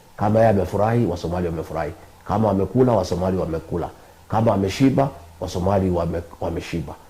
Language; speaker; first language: Swahili; non-native, local second language; Kikuyu